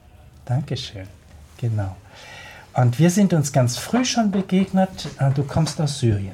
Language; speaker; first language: German; native; German